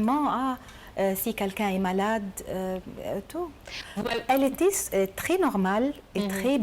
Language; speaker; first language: French; non-native, learner; Arabic